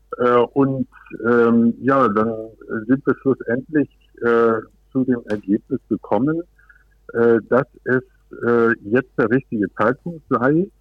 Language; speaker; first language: German; native; German